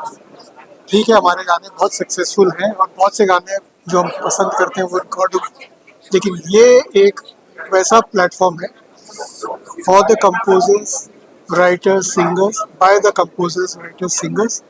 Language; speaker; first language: Hindi; native; Hindi